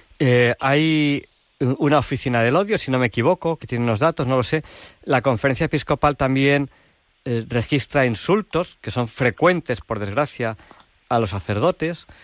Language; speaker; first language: Spanish; native; Spanish